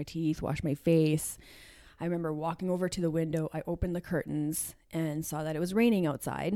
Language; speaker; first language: English; native; English